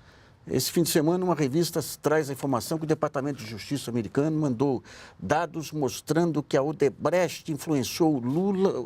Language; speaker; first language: Portuguese; native; Portuguese